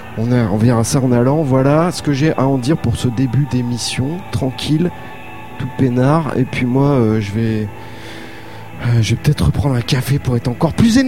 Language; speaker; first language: French; native; French